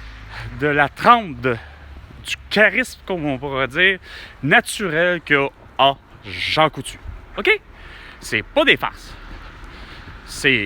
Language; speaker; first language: French; native; French